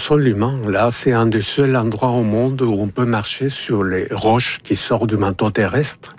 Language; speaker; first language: French; non-native, fluent; Spanish